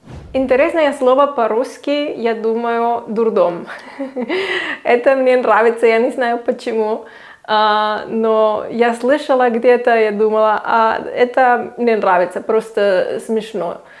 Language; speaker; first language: Russian; non-native, learner; Swiss German